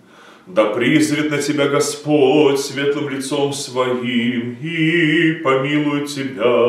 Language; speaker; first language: Russian; native; Russian